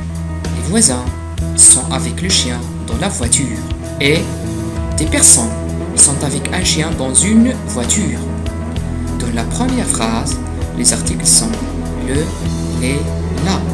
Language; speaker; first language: French; non-native, fluent; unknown